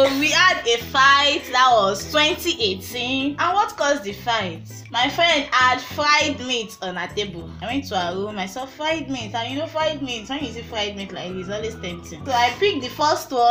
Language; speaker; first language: English; non-native, local second language; Yoruba